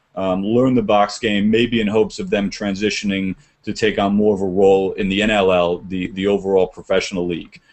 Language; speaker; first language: English; native; English